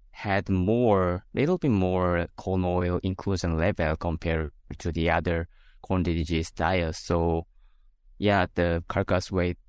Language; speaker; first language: English; non-native, fluent; Korean